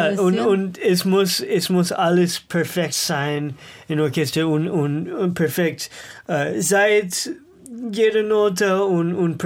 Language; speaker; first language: German; non-native, learner; English